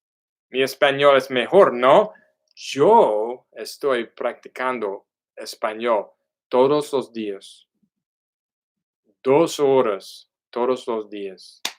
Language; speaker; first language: Spanish; non-native, learner; English